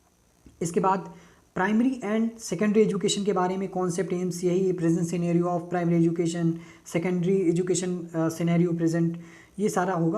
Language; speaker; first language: Hindi; native; Hindi